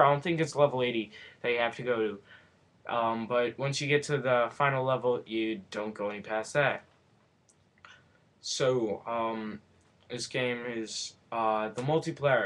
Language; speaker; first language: English; native; English